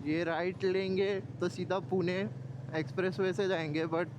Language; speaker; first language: Hindi; non-native, local second language; Marathi